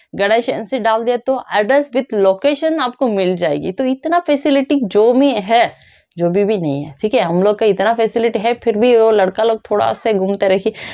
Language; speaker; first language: Hindi; non-native, local second language; Kannada